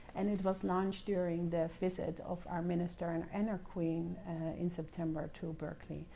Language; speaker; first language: English; non-native, fluent; Dutch